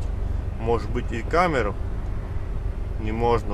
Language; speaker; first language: Russian; non-native, fluent; Latvian